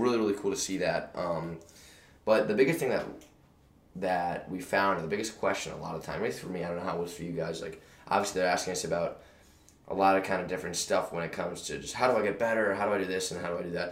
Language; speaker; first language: English; native; English